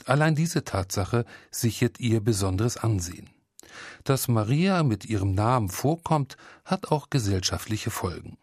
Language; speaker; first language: German; native; German